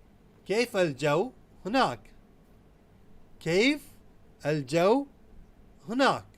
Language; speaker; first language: Arabic; non-native, fluent; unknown